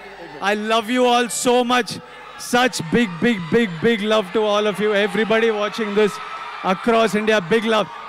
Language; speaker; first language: Telugu; native; Telugu